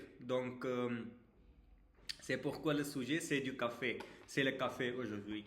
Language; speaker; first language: French; non-native, learner; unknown